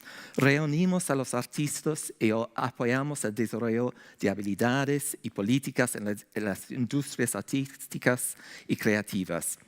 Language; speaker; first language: Spanish; non-native, fluent; English